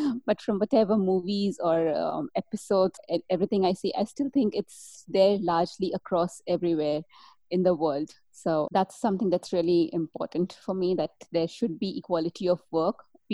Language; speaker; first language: English; non-native, local second language; Hindi